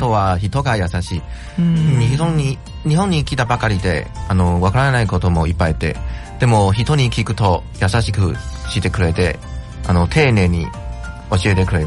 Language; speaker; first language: Japanese; non-native, learner; Chinese